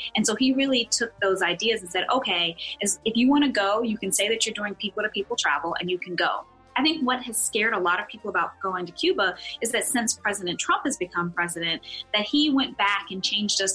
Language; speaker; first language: English; native; English